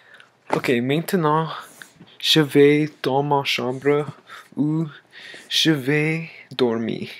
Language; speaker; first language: French; non-native, learner; English